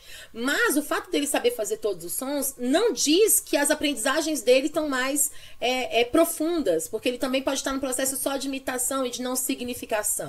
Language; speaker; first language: Portuguese; native; Portuguese